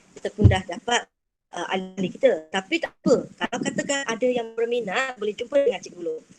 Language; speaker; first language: Malay; non-native, local second language; Chinese